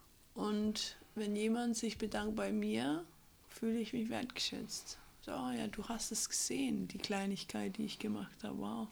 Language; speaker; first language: German; non-native, fluent; English